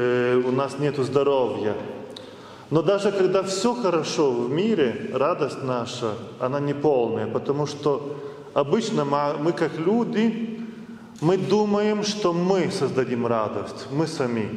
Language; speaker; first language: Russian; non-native, fluent; Lithuanian